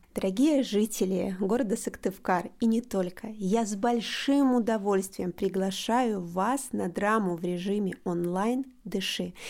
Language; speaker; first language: Russian; native; Russian